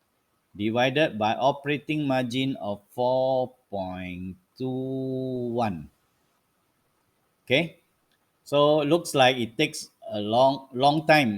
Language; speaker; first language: English; non-native, local second language; Malay